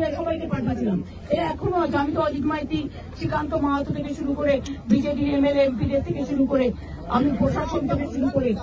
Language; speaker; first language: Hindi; non-native, local second language; Bangla